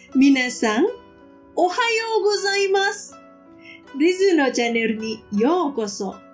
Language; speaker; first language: Japanese; non-native, fluent; Indonesian